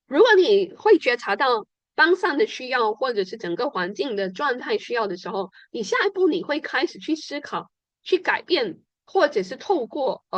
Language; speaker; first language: Chinese; native; Chinese